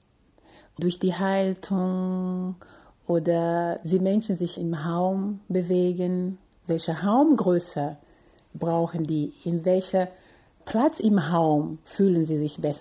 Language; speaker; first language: German; non-native, fluent; Portuguese